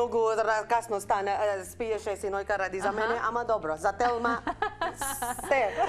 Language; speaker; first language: Macedonian; non-native, learner; Filipino